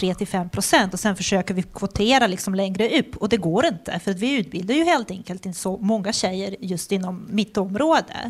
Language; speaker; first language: Swedish; non-native, fluent; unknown